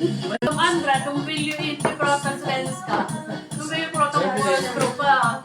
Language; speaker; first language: Swedish; non-native, fluent; Filipino